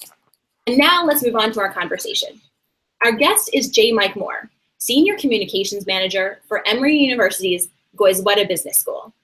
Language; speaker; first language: English; native; English